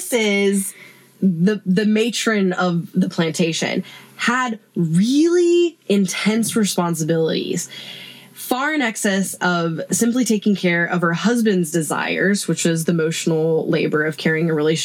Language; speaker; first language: English; native; English